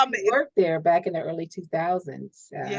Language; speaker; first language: English; native; English